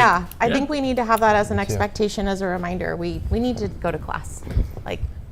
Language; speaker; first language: English; native; English